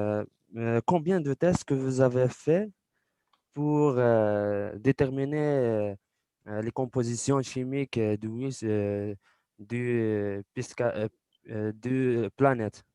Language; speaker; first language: French; non-native, local second language; Arabic